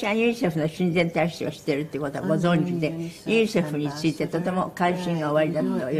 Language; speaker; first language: Japanese; native; Japanese